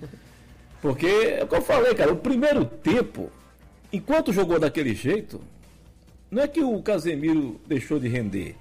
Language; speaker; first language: Portuguese; native; Portuguese